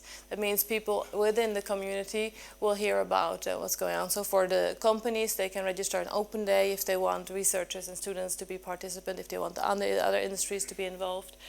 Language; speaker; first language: English; non-native, fluent; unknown